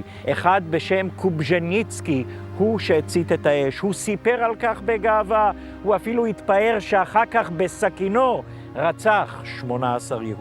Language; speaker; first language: Hebrew; non-native, fluent; Yiddish